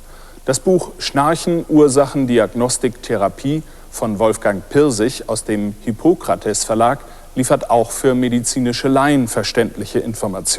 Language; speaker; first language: German; native; German